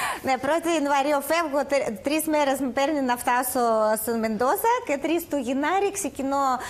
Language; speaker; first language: Greek; non-native, learner; Russian